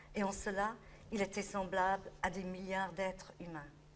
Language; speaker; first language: French; non-native, fluent; English